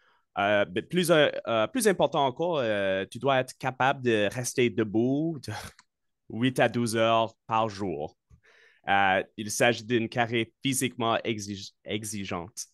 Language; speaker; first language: French; non-native, local second language; English